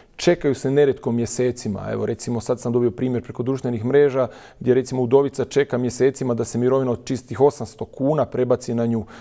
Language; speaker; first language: Croatian; native; Croatian